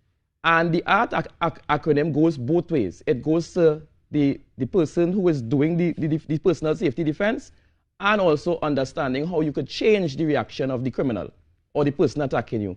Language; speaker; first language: English; native; English